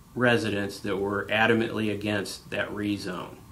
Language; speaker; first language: English; native; English